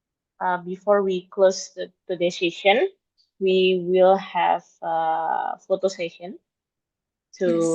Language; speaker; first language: English; non-native, fluent; Indonesian